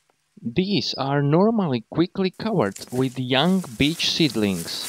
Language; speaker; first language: English; non-native, fluent; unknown